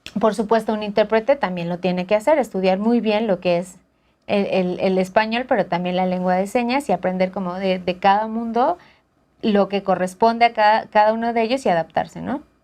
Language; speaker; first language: Spanish; native; Spanish